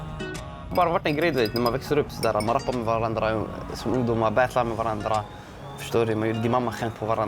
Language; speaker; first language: Swedish; early bilingual, other home language; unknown